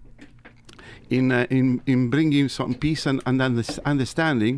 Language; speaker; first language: English; non-native, fluent; Italian